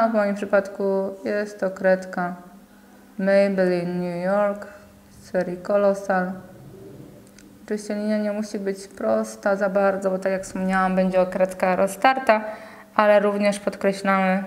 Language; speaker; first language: Polish; native; Polish